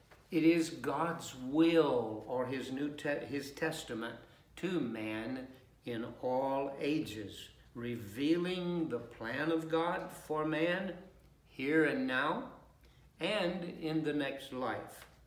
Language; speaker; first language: English; native; English